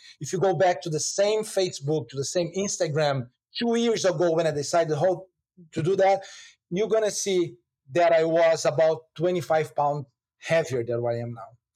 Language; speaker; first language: English; non-native, fluent; Portuguese